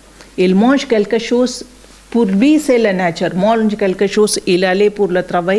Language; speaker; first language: French; non-native, learner; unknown